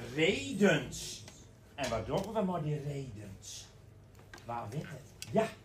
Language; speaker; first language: Dutch; non-native, local second language; Western Frisian